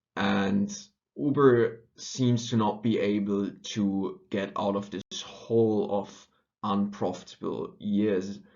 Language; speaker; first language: English; non-native, fluent; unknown